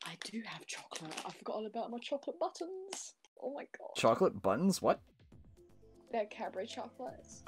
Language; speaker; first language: English; native; English